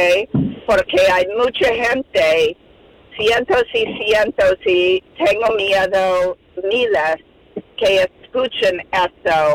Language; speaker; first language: Spanish; non-native, fluent; English